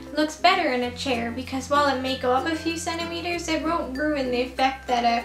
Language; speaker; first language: English; native; English